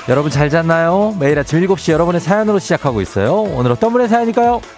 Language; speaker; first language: Korean; native; Korean